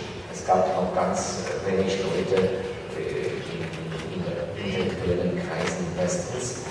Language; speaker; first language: German; non-native, fluent; Ukrainian